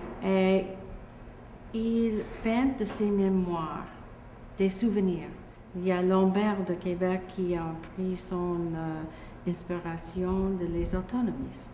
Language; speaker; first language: French; non-native, local second language; English